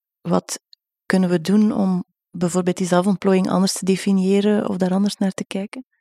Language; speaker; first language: Dutch; native; Dutch